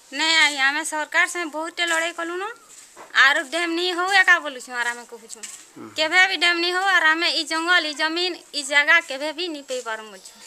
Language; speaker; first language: Odia; native; Odia